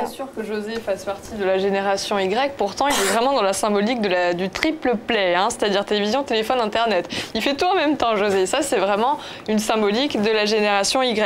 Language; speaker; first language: French; native; French